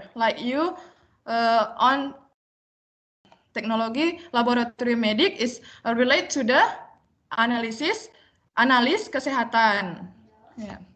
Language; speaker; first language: English; non-native, learner; Indonesian